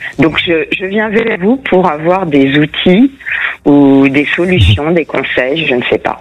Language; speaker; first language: French; non-native, fluent; Portuguese